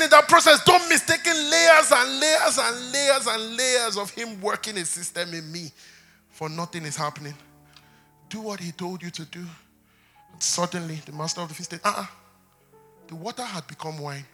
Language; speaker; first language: English; non-native, local second language; Yoruba